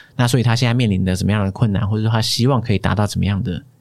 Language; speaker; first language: Chinese; native; Chinese